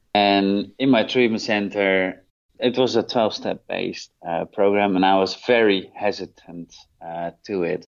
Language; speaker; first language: English; non-native, fluent; Dutch